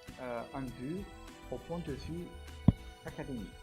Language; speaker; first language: French; non-native, fluent; Romanian